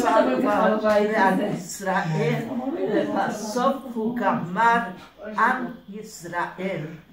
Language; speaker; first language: Hebrew; early bilingual, other home language; Hungarian